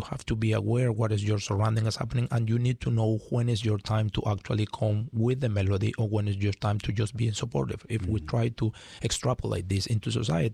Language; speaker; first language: English; non-native, fluent; Spanish